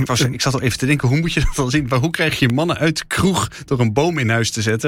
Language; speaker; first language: Dutch; native; Dutch